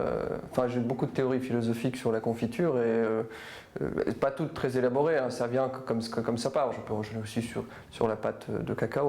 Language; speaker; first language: French; native; French